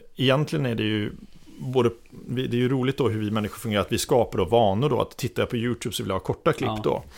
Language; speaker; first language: Swedish; native; Swedish